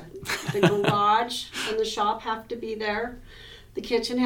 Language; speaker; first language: English; native; English